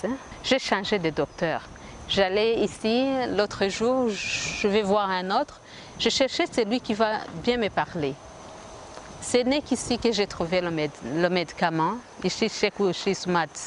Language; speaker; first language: French; non-native, local second language; Kinyarwanda